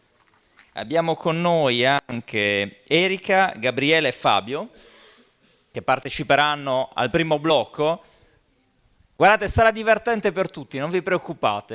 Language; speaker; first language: Italian; native; Italian